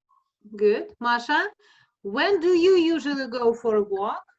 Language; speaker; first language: English; non-native, fluent; Russian